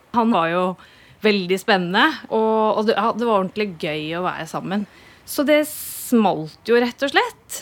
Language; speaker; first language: Norwegian; native; Norwegian